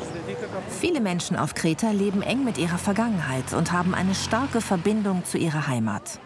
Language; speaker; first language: German; native; German